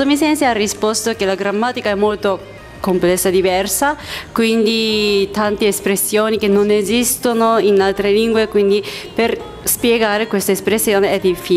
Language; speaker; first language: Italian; non-native, fluent; Japanese